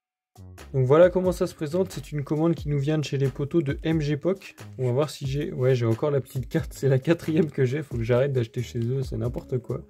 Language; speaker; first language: French; native; French